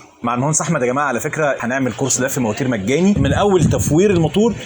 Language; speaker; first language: Arabic; native; Arabic